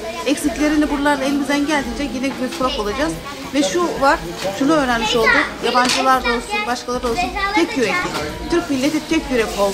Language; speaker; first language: Turkish; native; Turkish